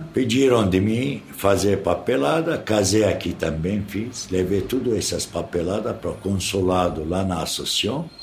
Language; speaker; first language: Portuguese; non-native, learner; Arabic